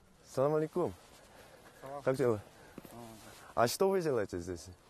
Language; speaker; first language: Russian; non-native, fluent; Korean